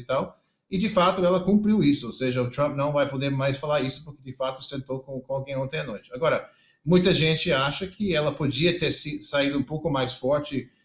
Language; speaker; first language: Portuguese; non-native, fluent; English